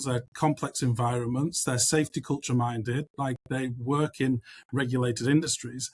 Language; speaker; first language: English; native; English